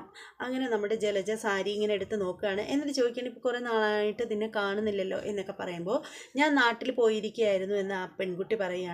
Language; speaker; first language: Malayalam; native; Malayalam